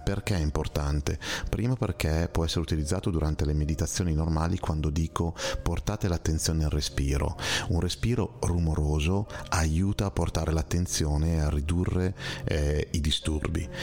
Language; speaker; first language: Italian; native; Italian